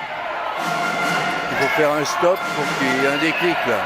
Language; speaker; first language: French; native; French